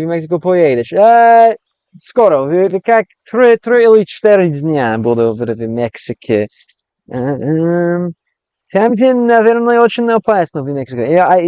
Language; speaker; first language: Russian; non-native, learner; English